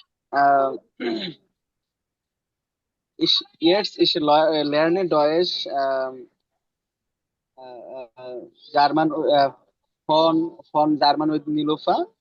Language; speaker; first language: German; non-native, learner; Bangla